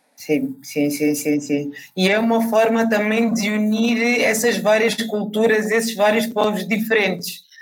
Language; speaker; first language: Portuguese; native; Portuguese